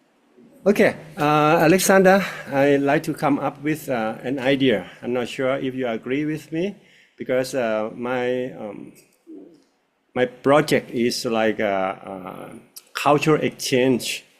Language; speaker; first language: English; non-native, fluent; Thai